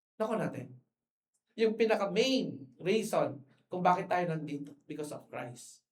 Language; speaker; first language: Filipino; non-native, local second language; Iloko